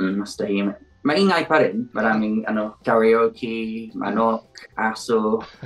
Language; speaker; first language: Filipino; non-native, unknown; English